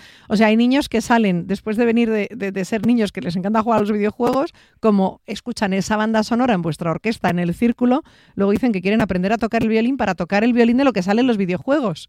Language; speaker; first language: Spanish; native; Spanish